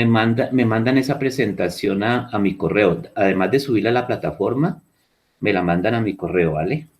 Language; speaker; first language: Spanish; native; Spanish